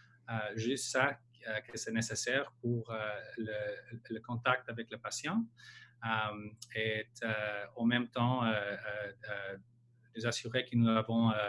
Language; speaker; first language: French; non-native, local second language; English